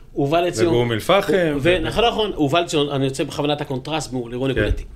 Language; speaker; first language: Hebrew; native; Hebrew